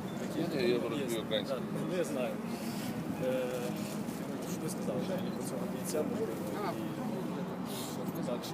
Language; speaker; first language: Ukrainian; non-native, learner; Georgian